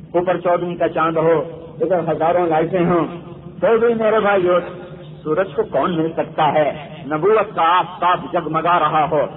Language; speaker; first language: Urdu; non-native, local second language; Punjabi